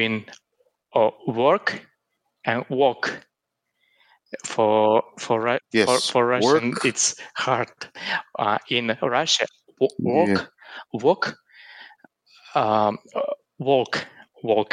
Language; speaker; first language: English; non-native, learner; Russian